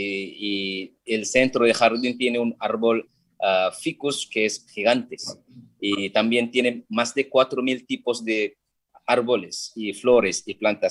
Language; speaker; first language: Spanish; non-native, fluent; Sinhala